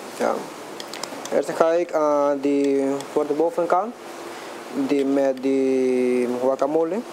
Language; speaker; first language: Dutch; non-native, learner; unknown